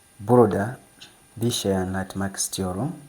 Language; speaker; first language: Turkish; non-native, fluent; English